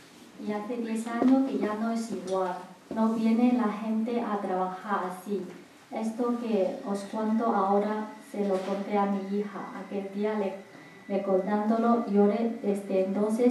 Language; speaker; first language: Spanish; non-native, learner; Chinese